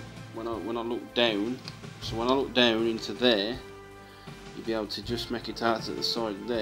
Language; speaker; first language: English; native; English